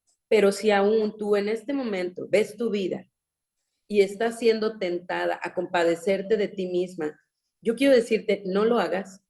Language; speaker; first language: Spanish; native; Spanish